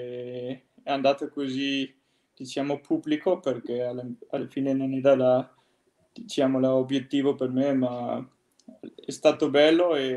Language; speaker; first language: Italian; non-native, fluent; Danish